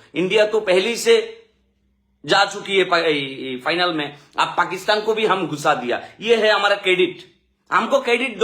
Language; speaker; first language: Hindi; non-native, learner; Bangla